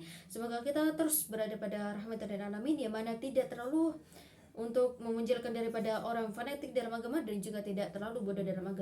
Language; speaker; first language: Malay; non-native, local second language; Madurese